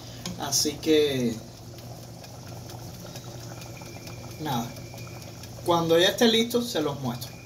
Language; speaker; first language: Spanish; native; Spanish